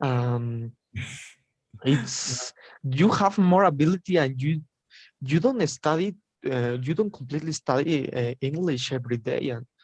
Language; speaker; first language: English; non-native, learner; Spanish